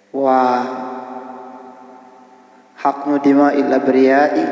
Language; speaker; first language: Arabic; non-native, fluent; Swahili